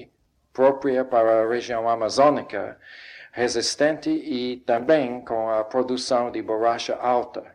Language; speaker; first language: Portuguese; non-native, fluent; English